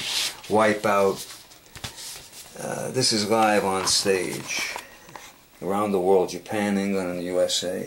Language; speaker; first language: English; native; English